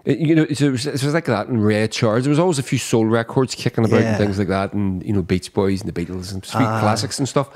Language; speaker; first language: English; native; English